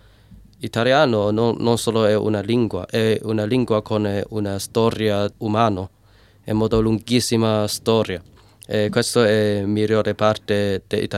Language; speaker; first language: Italian; non-native, learner; Cantonese